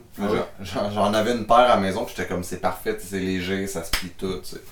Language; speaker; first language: French; native; French